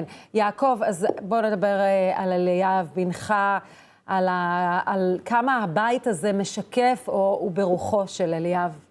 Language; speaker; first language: Hebrew; native; Hebrew